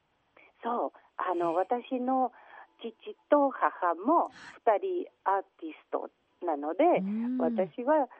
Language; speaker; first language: Japanese; non-native, learner; Catalan